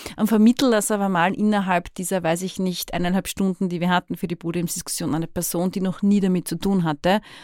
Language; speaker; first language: German; native; German